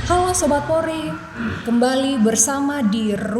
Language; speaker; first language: Indonesian; native; Indonesian